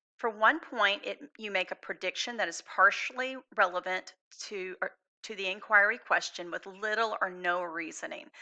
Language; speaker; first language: English; native; English